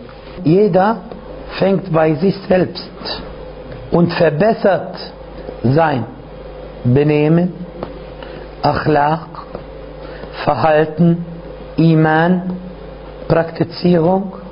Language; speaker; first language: German; non-native, fluent; Arabic